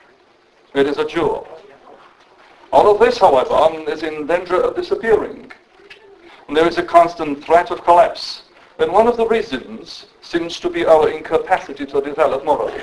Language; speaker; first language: English; non-native, fluent; Romanian